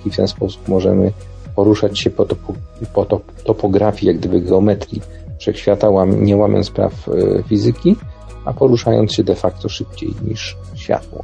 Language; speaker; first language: Polish; native; Polish